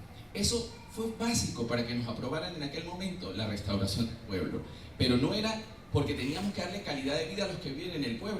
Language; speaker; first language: Spanish; native; Spanish